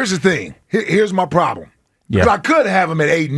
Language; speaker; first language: English; native; English